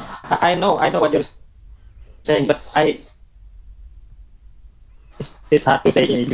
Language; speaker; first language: English; non-native, learner; Indonesian